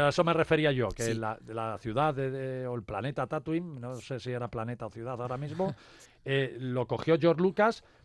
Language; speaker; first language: Spanish; native; Spanish